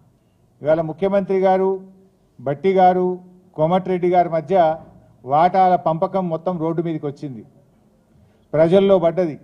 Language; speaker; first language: Telugu; native; Telugu